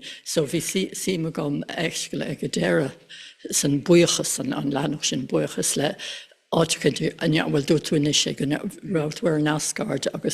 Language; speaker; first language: Irish; non-native, local second language; English